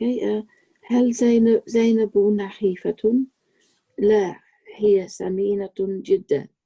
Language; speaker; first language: Arabic; non-native, learner; Urdu